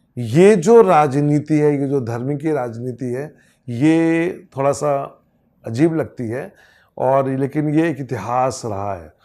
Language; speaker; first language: Hindi; native; Hindi